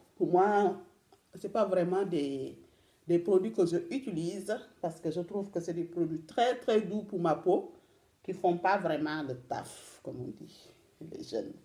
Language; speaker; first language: French; non-native, local second language; Wolof